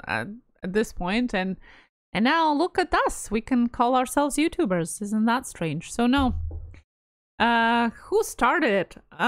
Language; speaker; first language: English; non-native, fluent; Latvian